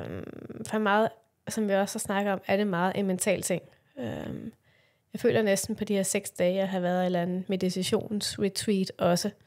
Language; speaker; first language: Danish; native; Danish